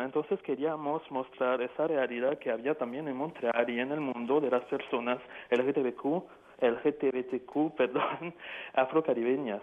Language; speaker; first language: Spanish; non-native, fluent; French